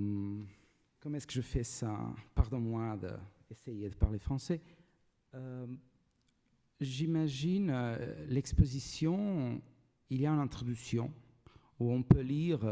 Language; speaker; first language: French; non-native, learner; Portuguese